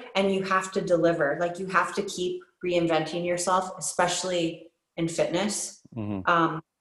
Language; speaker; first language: English; native; English